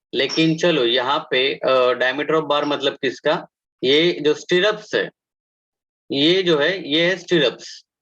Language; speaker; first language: Hindi; non-native, local second language; Marathi